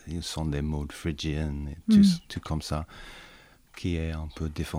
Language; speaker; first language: French; non-native, learner; English